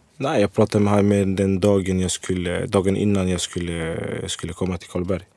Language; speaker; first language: Swedish; early bilingual, other home language; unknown